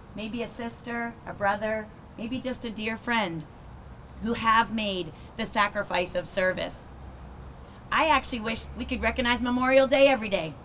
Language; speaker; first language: English; native; English